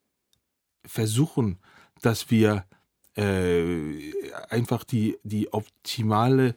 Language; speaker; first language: German; non-native, fluent; Danish